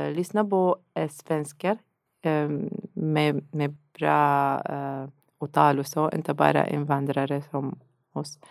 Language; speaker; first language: Swedish; non-native, fluent; Arabic